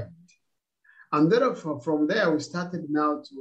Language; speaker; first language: English; non-native, local second language; Kinyarwanda